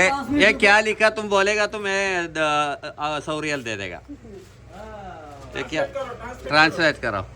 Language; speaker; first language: Hindi; non-native, local second language; Malayalam